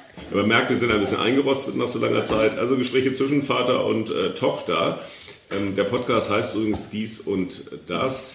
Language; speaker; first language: German; native; German